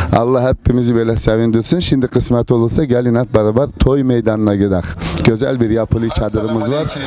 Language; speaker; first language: Turkish; early bilingual, heritage; Turkish